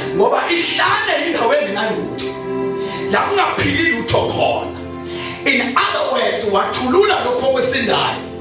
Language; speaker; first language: Zulu; non-native, local second language; Swati